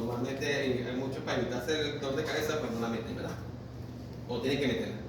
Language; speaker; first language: Spanish; native; Spanish